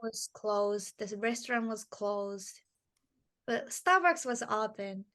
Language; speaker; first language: English; non-native, learner; Japanese